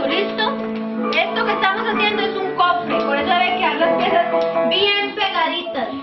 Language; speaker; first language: Spanish; native; Spanish